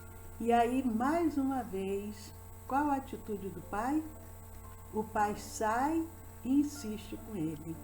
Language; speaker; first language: Portuguese; native; Portuguese